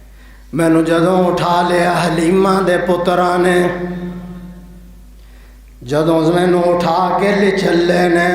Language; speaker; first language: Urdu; non-native, local second language; Punjabi